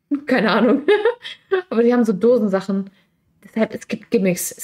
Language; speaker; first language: German; native; German